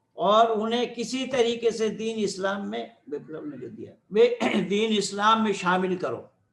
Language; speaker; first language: Hindi; non-native, local second language; Bangla